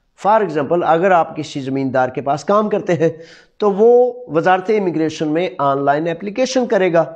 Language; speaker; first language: Urdu; non-native, local second language; Punjabi